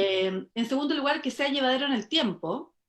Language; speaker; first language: Spanish; native; Spanish